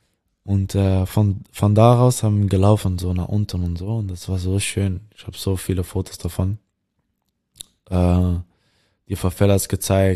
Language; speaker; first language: German; non-native, learner; Dutch